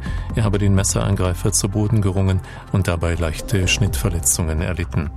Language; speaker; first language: German; native; German